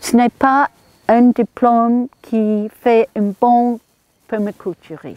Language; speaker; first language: French; non-native, learner; English